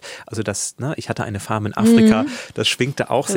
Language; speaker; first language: German; native; German